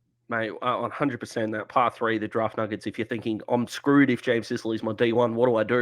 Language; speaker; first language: English; native; English